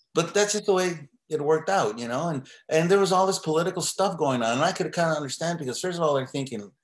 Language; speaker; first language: English; native; English